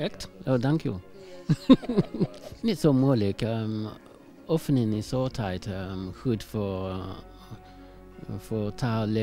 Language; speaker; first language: Dutch; non-native, learner; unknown